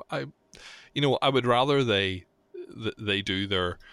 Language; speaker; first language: English; native; English